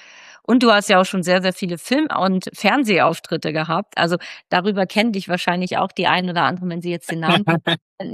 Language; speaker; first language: German; native; German